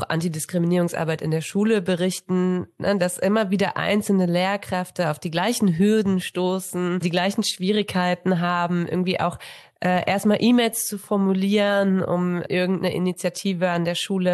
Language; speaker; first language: German; native; German